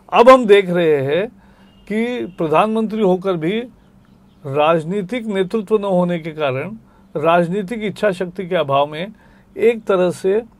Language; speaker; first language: Hindi; native; Hindi